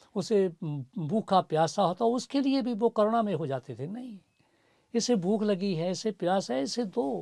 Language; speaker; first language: Hindi; native; Hindi